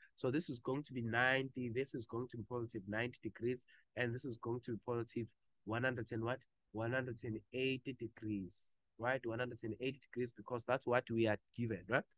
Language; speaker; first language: English; non-native, local second language; Zulu